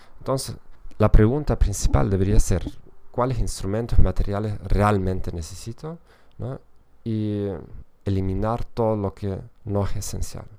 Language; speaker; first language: Spanish; non-native, fluent; German